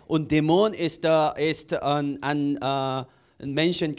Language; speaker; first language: German; non-native, learner; Korean